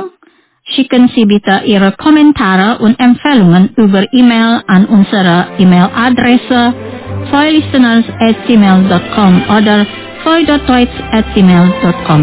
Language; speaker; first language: German; non-native, fluent; Indonesian